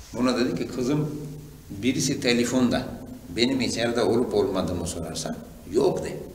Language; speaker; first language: Turkish; non-native, fluent; Urdu